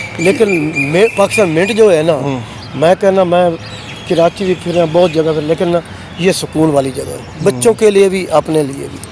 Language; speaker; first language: Urdu; non-native, local second language; Punjabi